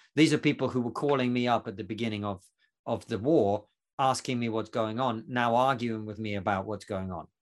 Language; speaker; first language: English; non-native, fluent; Russian